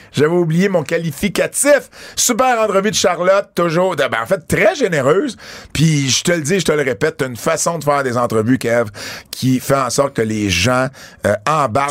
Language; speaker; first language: French; native; French